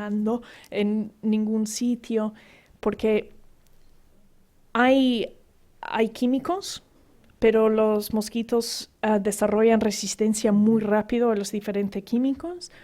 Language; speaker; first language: Spanish; non-native, fluent; English